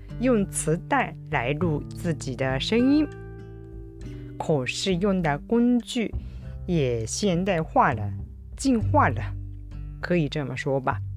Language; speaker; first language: Chinese; non-native, fluent; Japanese